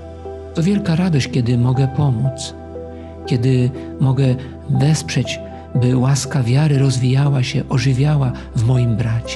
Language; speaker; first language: Polish; native; Polish